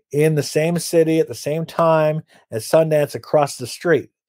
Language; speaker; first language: English; native; English